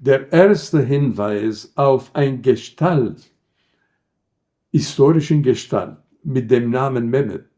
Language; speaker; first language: German; non-native, fluent; Arabic